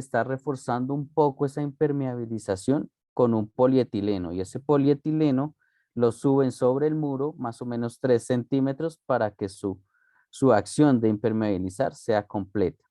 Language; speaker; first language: Spanish; native; Spanish